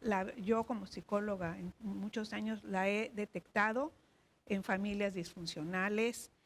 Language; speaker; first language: Spanish; native; Spanish